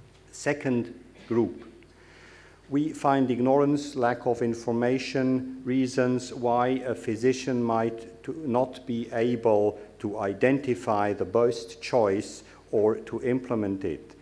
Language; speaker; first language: English; non-native, fluent; German